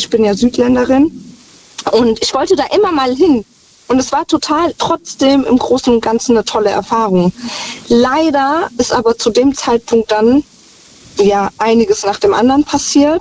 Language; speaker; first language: German; native; German